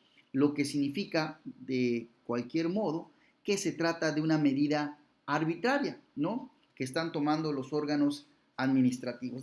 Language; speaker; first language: Spanish; native; Spanish